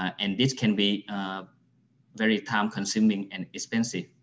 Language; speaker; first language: English; non-native, fluent; Vietnamese